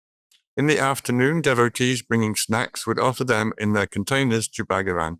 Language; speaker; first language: English; native; English